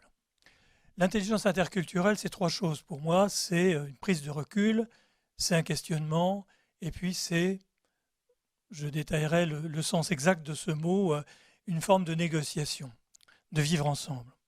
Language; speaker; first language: French; native; French